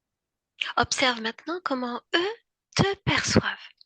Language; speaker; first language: French; native; French